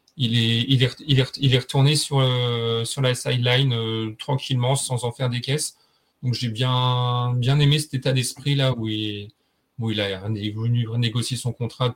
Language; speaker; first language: French; native; French